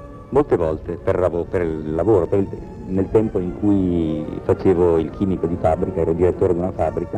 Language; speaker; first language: Italian; native; Italian